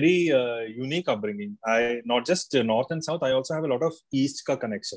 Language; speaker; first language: English; non-native, local second language; Malayalam